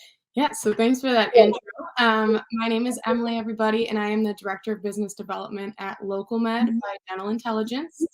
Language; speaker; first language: English; native; English